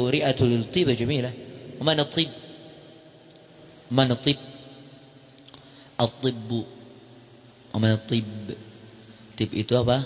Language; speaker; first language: Arabic; non-native, fluent; Indonesian